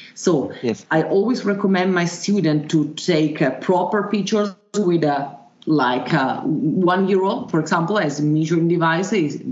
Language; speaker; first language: English; non-native, fluent; Italian